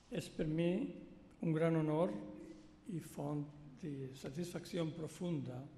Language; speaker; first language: Catalan; non-native, local second language; Spanish